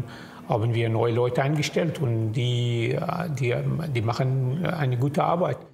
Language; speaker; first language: German; non-native, fluent; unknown